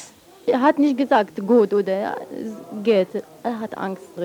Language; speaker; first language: German; non-native, learner; Arabic